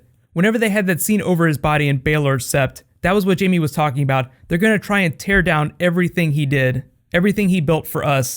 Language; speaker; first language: English; native; English